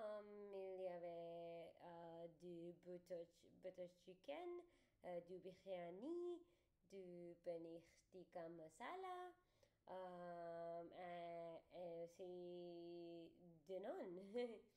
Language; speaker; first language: French; non-native, learner; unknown